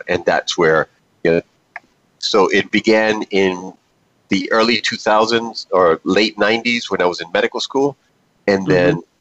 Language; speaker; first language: English; native; English